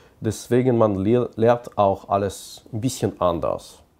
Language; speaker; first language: German; non-native, fluent; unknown